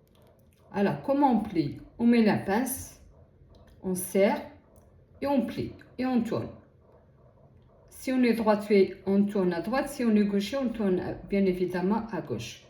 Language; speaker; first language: French; native; French